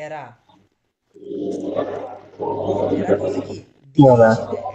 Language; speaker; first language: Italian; non-native, fluent; Bangla